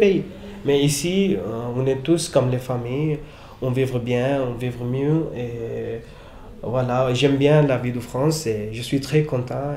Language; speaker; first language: French; non-native, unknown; Urdu